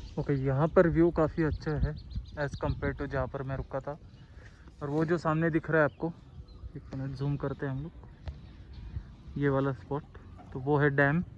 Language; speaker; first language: Hindi; non-native, local second language; Marathi